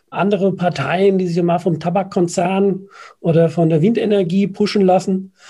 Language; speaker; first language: German; native; German